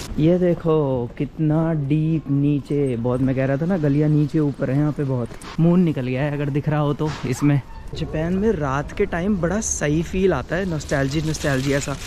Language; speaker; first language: Hindi; native; Hindi